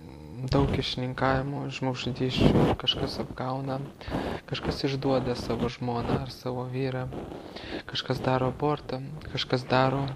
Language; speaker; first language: Lithuanian; native; Lithuanian